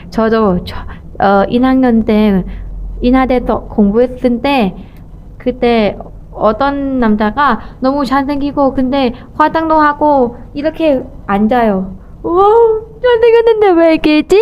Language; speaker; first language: Korean; non-native, learner; Thai